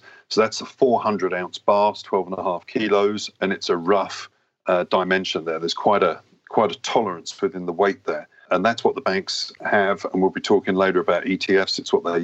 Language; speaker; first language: English; native; English